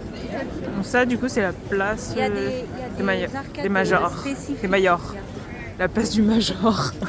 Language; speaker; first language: French; native; French